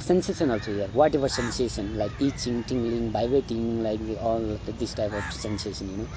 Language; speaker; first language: English; non-native, local second language; Nepali